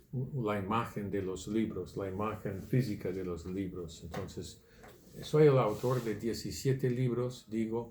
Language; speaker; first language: Spanish; non-native, fluent; English